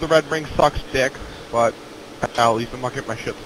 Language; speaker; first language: English; native; English